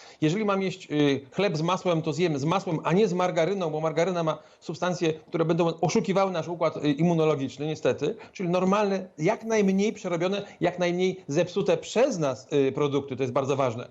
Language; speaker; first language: Polish; native; Polish